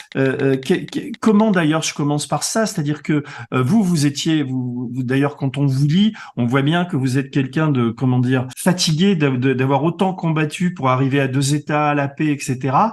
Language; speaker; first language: French; native; French